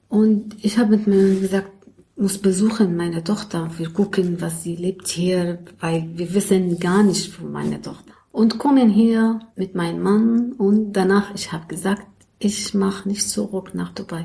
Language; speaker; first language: German; non-native, learner; Arabic